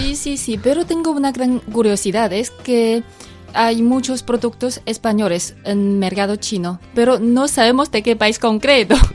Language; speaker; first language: Spanish; non-native, fluent; Chinese